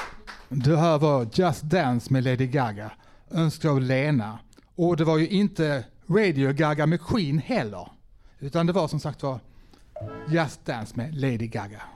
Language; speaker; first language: Swedish; native; Swedish